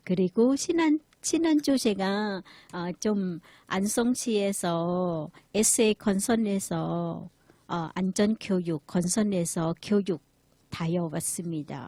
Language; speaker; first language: Korean; non-native, learner; Thai